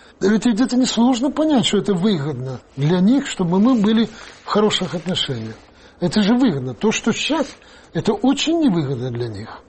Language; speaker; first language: Russian; non-native, local second language; Ukrainian